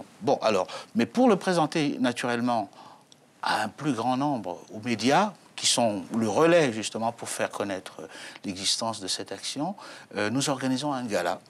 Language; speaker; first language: French; native; French